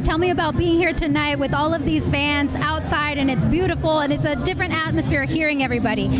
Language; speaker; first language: English; early bilingual, other home language; Spanish